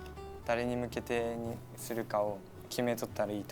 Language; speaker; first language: Japanese; native; Japanese